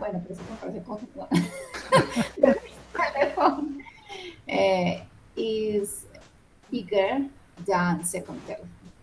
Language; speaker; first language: English; non-native, learner; Spanish